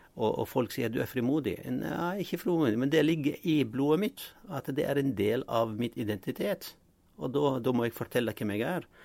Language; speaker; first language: Norwegian; non-native, fluent; Arabic